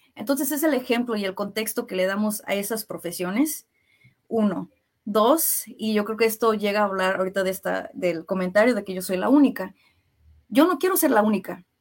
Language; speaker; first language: Spanish; early bilingual, heritage; Spanish